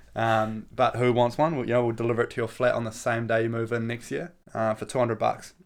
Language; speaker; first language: English; native; English